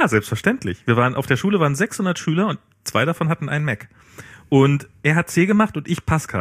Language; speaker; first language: German; native; German